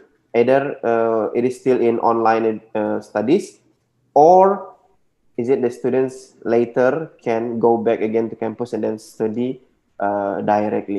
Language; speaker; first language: English; non-native, local second language; Indonesian